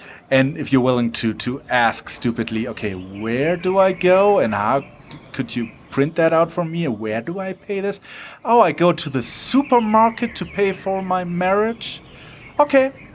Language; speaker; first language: English; non-native, fluent; German